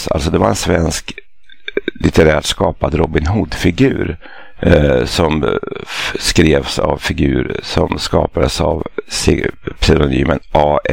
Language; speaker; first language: Swedish; native; Swedish